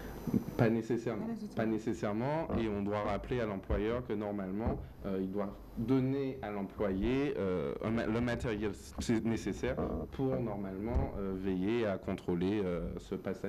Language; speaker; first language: French; native; French